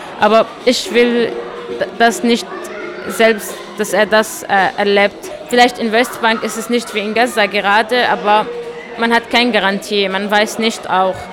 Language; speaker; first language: German; non-native, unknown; Arabic